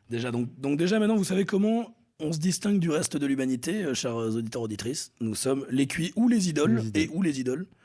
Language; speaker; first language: French; native; French